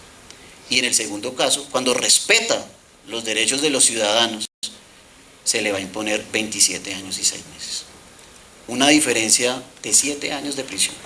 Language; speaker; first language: Spanish; native; Spanish